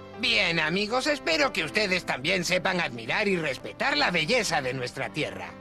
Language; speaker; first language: Spanish; native; Spanish